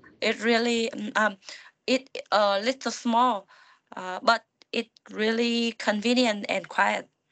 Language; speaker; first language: English; non-native, learner; Vietnamese